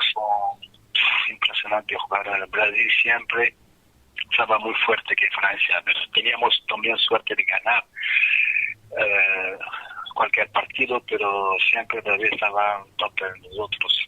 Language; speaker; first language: Spanish; non-native, fluent; French